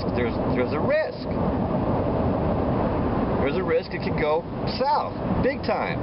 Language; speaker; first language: English; native; English